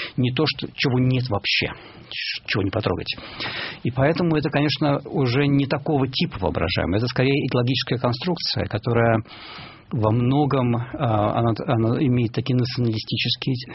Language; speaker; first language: Russian; native; Russian